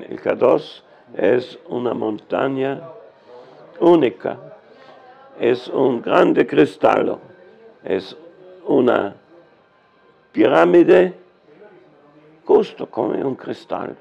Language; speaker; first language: Spanish; non-native, learner; German